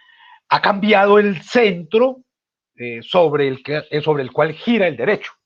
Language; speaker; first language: Spanish; native; Spanish